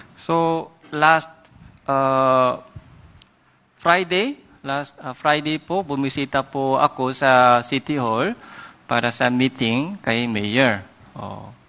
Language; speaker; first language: Filipino; non-native, fluent; Korean